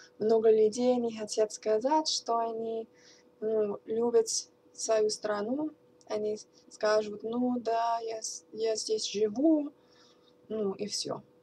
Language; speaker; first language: Russian; non-native, learner; English